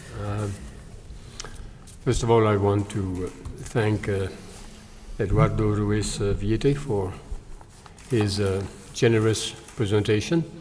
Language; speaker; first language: English; non-native, local second language; French